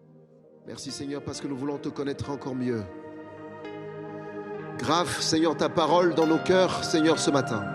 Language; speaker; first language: French; native; French